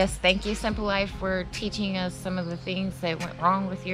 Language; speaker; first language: English; native; English